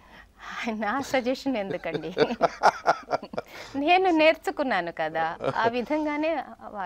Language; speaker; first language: Telugu; non-native, local second language; Tamil